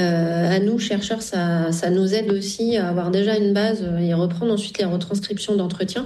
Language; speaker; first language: French; native; French